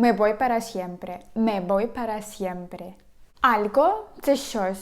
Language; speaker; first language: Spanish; non-native, fluent; Ukrainian